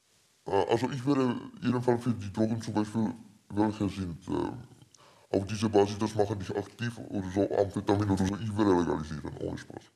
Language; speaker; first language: German; non-native, fluent; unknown